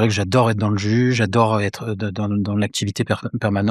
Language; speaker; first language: French; native; French